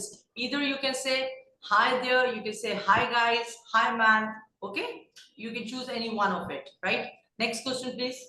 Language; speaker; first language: English; non-native, fluent; Urdu